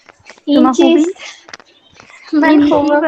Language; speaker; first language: Persian; non-native, learner; Urdu